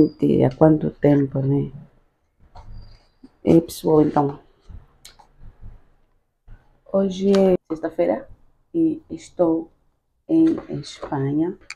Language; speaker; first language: Portuguese; native; Portuguese